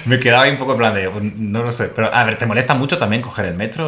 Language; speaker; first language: Spanish; native; Spanish